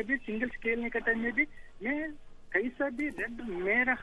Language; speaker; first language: Hindi; native; Hindi